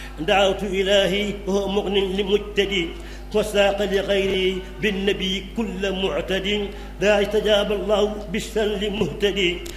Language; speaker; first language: Arabic; non-native, fluent; Wolof